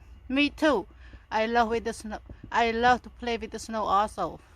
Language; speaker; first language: English; non-native, fluent; Khmer